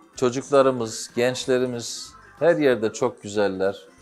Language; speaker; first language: Turkish; native; Turkish